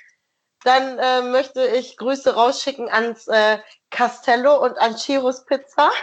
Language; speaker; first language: German; native; German